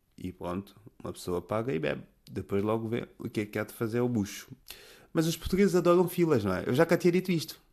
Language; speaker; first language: Portuguese; native; Portuguese